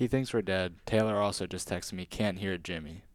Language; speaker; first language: English; native; English